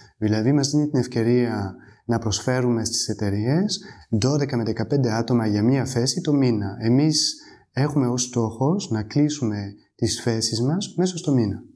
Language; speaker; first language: Greek; non-native, fluent; French